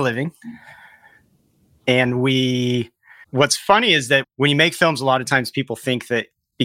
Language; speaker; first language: English; native; English